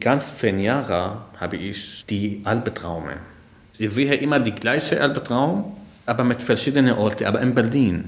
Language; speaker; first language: German; non-native, learner; Arabic